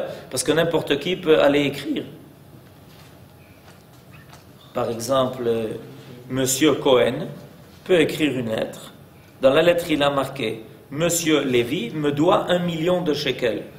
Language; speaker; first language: French; native; French